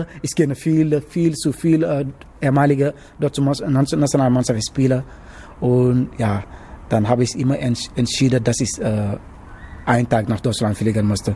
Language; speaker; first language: German; non-native, learner; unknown